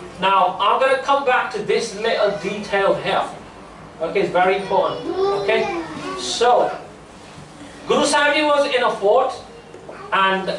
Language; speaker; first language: English; early bilingual, other home language; Punjabi